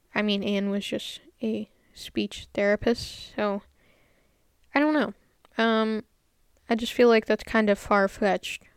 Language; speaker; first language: English; native; English